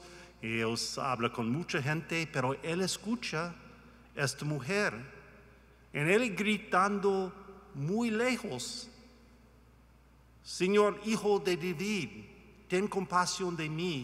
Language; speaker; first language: Spanish; non-native, learner; English